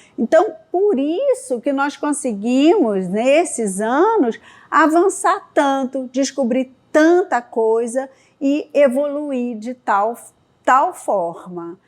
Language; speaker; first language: Portuguese; native; Portuguese